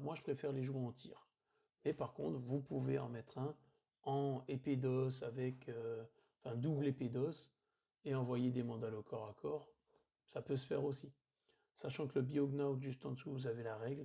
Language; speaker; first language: French; native; French